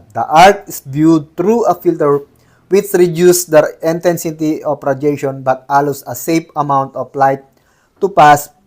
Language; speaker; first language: English; non-native, local second language; Filipino